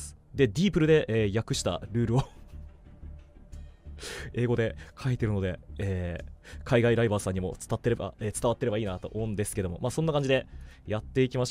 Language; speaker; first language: Japanese; native; Japanese